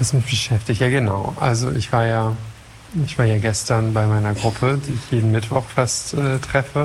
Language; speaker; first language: German; non-native, fluent; French